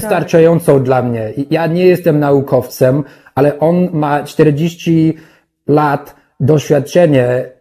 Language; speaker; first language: Polish; non-native, learner; English